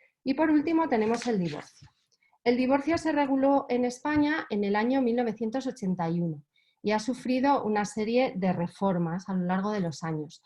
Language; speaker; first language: Spanish; native; Spanish